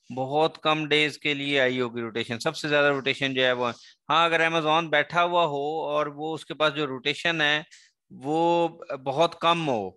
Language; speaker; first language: Urdu; non-native, local second language; Sindhi